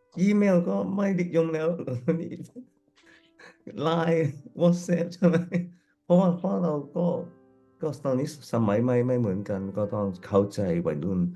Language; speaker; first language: Thai; non-native, fluent; Cantonese